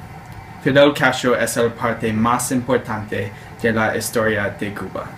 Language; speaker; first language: Spanish; non-native, learner; English